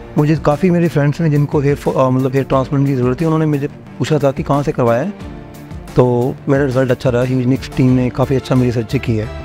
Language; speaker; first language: Hindi; non-native, local second language; Punjabi